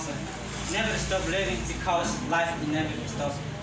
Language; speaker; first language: English; non-native, learner; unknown